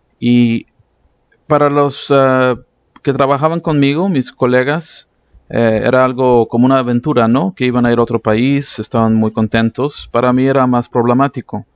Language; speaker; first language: Spanish; early bilingual, heritage; English